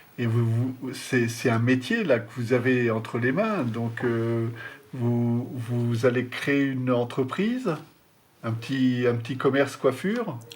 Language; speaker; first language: French; native; French